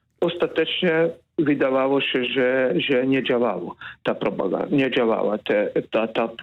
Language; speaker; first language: Polish; non-native, fluent; Hungarian